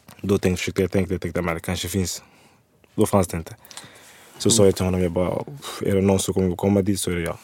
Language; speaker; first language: Swedish; early bilingual, other home language; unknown